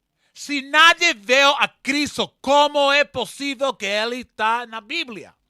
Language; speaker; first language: Portuguese; non-native, learner; Spanish